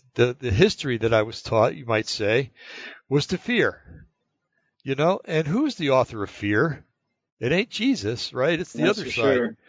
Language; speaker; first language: English; native; English